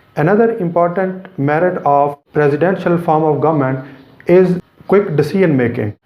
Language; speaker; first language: English; non-native, local second language; Urdu